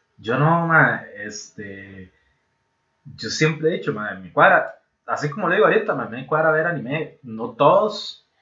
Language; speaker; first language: Spanish; native; Spanish